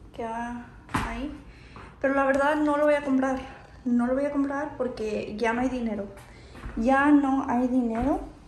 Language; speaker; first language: Spanish; early bilingual, heritage; Spanish